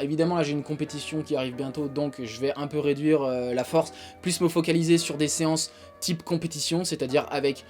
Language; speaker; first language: French; native; French